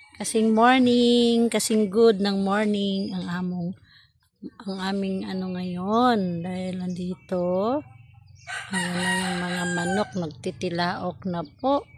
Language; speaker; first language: Filipino; non-native, local second language; Cebuano